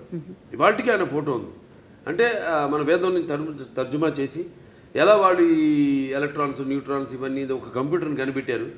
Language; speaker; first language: Telugu; native; Telugu